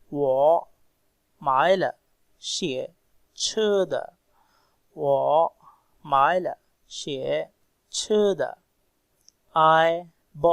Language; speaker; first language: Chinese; non-native, learner; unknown